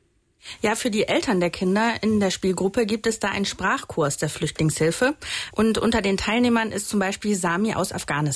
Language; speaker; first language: German; native; German